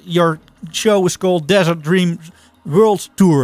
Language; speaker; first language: English; non-native, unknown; Dutch